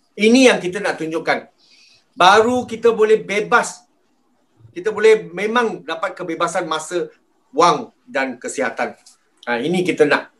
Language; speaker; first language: Malay; non-native, local second language; Chinese